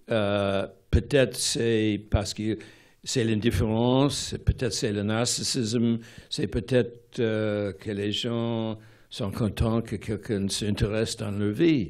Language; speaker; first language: French; non-native, fluent; English